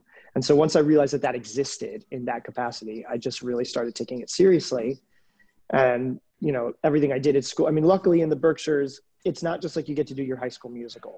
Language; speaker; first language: English; native; English